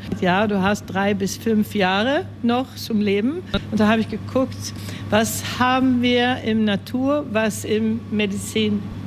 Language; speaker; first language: German; early bilingual, heritage; German